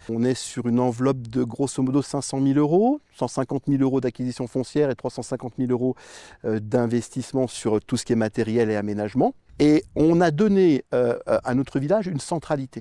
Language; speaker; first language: French; native; French